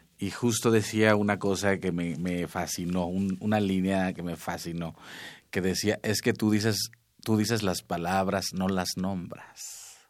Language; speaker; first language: Spanish; non-native, local second language; Nahuatl languages